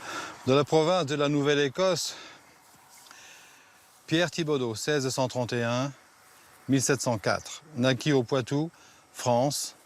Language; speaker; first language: French; native; French